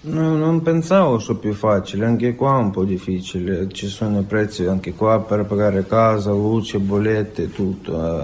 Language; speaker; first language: Italian; non-native, learner; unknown